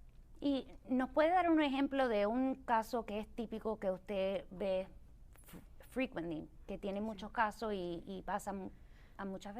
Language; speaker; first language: Spanish; early bilingual, other home language; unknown